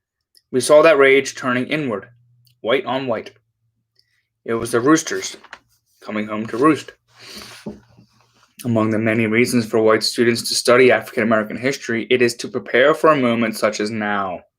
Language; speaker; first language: English; native; English